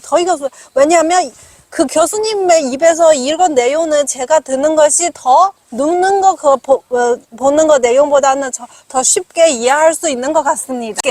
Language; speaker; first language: Korean; non-native, fluent; Chinese